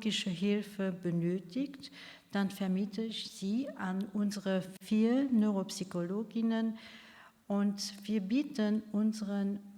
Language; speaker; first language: German; non-native, local second language; Luxembourgish